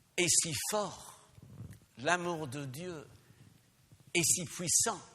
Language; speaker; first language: French; non-native, fluent; English